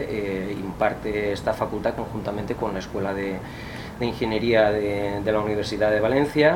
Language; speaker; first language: Spanish; native; Spanish